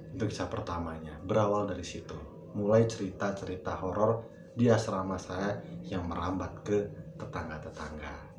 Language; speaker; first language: Indonesian; native; Indonesian